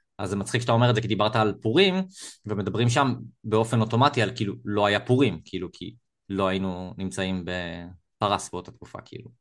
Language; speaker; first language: Hebrew; native; Hebrew